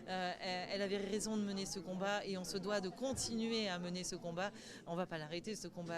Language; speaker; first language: French; native; French